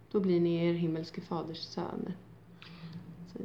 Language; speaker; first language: Swedish; native; Swedish